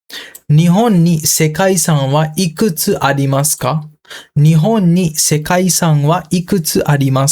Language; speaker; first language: Japanese; non-native, fluent; Sinhala